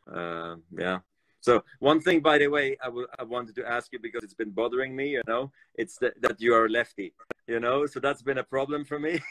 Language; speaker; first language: English; non-native, fluent; German